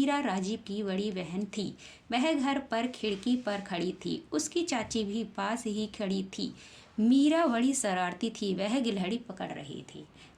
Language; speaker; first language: Hindi; native; Hindi